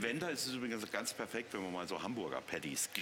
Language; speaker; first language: German; native; German